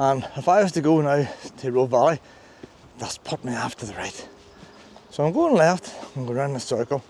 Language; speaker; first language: English; native; English